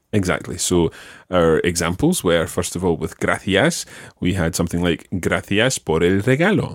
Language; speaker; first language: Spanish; non-native, fluent; English